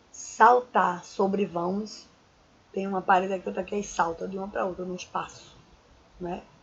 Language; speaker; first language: Portuguese; native; Portuguese